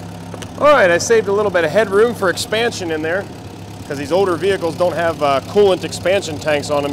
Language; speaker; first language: English; native; English